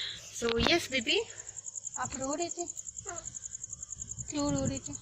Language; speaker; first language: Hindi; native; Hindi